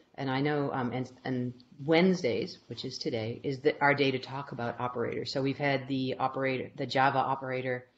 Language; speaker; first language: English; native; English